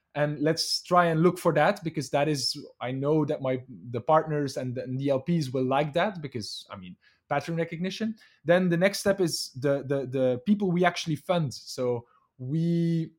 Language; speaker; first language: English; non-native, fluent; Dutch